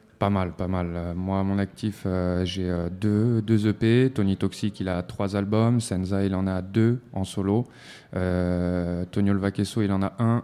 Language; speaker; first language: French; native; French